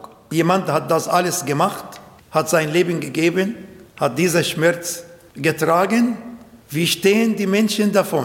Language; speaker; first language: German; non-native, fluent; Arabic